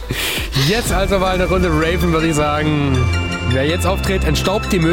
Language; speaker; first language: German; native; German